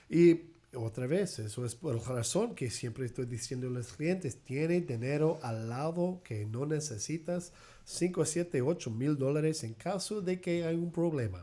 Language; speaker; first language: Spanish; early bilingual, heritage; English